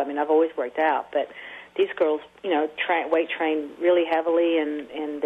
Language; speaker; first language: English; native; English